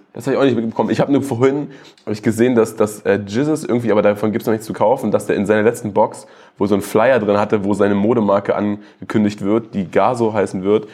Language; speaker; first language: German; native; German